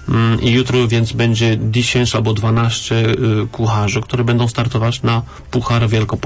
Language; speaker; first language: Polish; non-native, learner; French